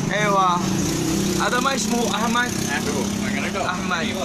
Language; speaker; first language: Arabic; non-native, learner; Malay